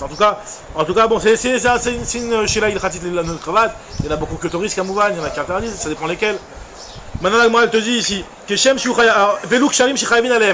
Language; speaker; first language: French; native; French